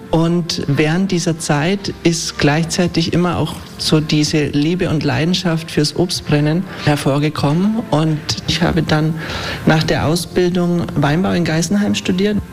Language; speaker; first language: German; native; German